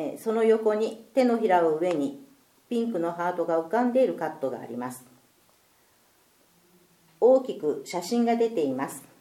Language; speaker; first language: Japanese; native; Japanese